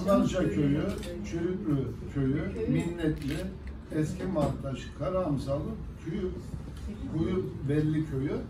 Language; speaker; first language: Turkish; native; Turkish